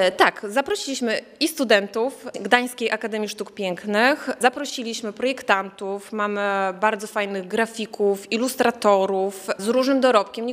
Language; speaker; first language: Polish; native; Polish